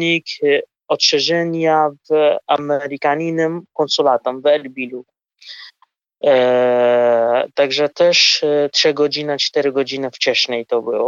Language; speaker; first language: Polish; non-native, fluent; Kurdish